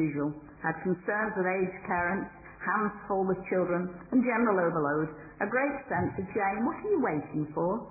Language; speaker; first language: English; native; English